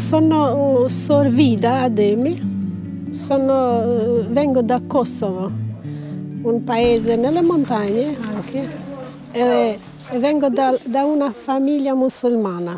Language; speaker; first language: Italian; non-native, fluent; Albanian